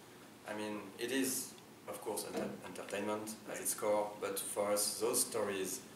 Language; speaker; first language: English; non-native, fluent; French